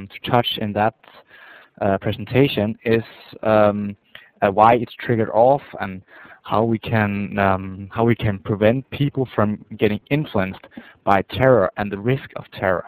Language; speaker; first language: English; non-native, fluent; Danish